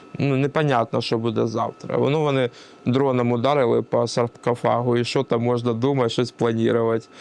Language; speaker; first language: Ukrainian; non-native, local second language; Russian